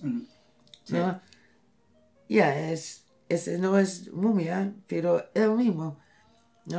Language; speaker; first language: Spanish; non-native, learner; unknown